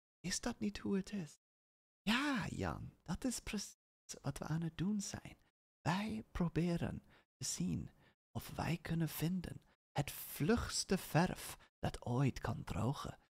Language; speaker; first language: Dutch; non-native, learner; English